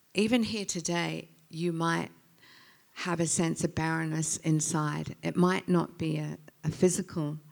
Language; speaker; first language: English; native; English